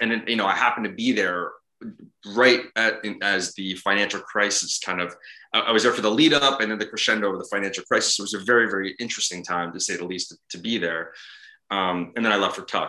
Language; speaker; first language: English; native; English